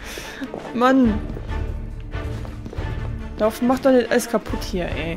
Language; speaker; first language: German; native; German